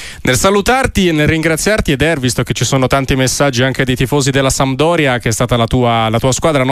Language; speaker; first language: Italian; native; Italian